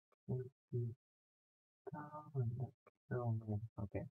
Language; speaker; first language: Chinese; non-native, fluent; Indonesian